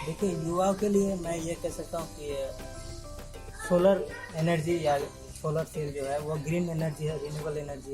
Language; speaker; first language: Hindi; native; Hindi